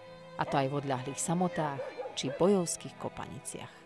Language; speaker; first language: Slovak; native; Slovak